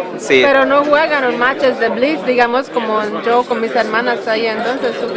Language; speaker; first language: Spanish; non-native, fluent; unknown